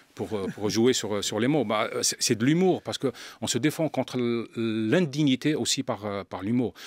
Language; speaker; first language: French; non-native, local second language; Arabic